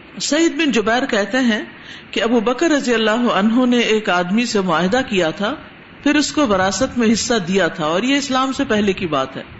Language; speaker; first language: Urdu; non-native, local second language; Punjabi